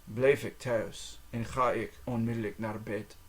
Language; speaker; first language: Dutch; non-native, learner; English